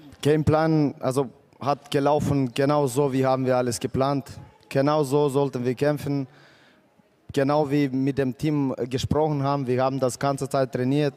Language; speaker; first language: German; non-native, fluent; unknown